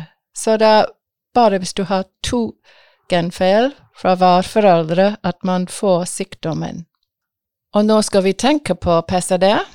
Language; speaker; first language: Norwegian; non-native, fluent; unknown